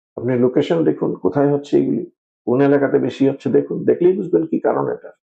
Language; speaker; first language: Bangla; non-native, local second language; Manipuri